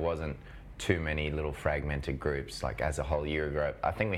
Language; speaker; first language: English; native; English